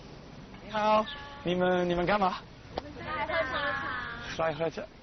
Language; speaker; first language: Chinese; non-native, learner; English